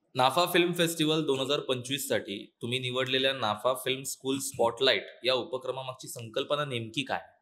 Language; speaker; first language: Marathi; native; Marathi